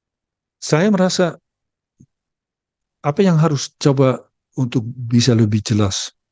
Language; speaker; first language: Indonesian; early bilingual, heritage; Dutch